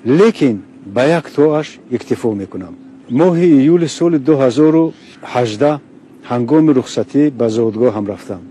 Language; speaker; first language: Tajik; non-native, local second language; Shughni